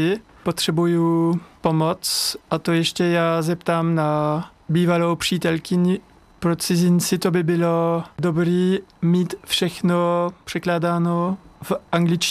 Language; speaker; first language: Czech; non-native, learner; French